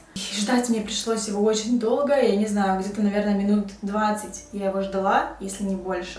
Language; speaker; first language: Russian; native; Russian